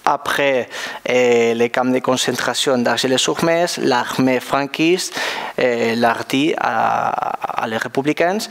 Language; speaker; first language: French; non-native, learner; Spanish